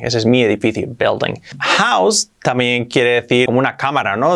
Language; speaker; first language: Spanish; native; Spanish